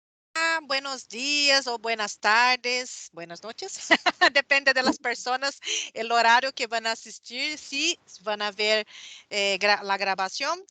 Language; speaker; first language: Spanish; non-native, fluent; Portuguese